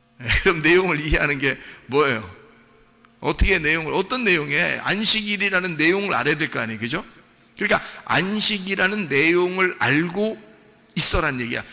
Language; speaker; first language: Korean; native; Korean